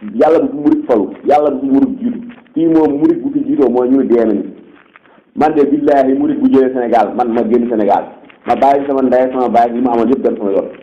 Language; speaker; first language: Wolof; non-native, local second language; Fula